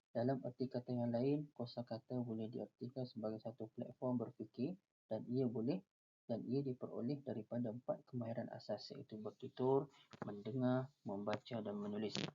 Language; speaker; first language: Malay; native; Malay